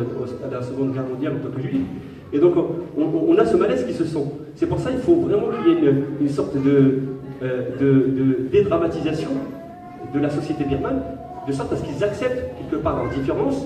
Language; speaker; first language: French; native; French